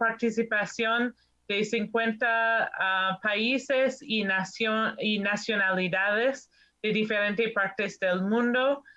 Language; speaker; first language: Spanish; non-native, learner; English